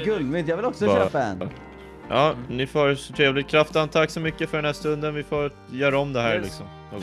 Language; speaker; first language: Swedish; native; Swedish